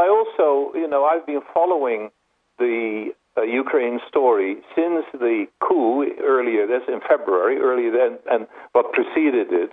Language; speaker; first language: English; non-native, fluent; Dutch